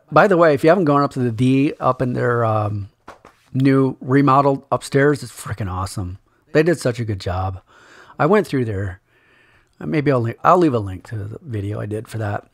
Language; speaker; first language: English; native; English